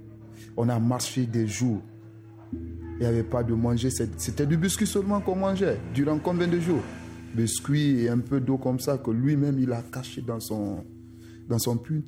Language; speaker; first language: French; non-native, local second language; Susu